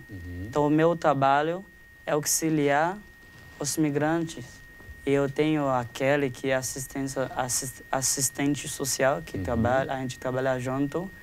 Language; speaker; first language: Portuguese; non-native, fluent; Haitian Creole